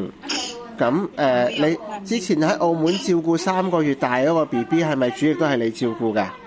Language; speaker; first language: Cantonese; native; Cantonese